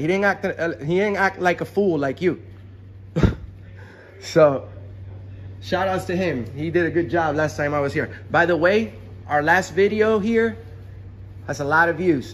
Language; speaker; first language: English; early bilingual, other home language; Spanish